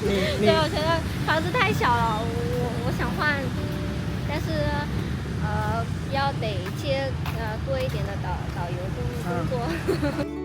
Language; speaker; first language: Chinese; non-native, fluent; Vietnamese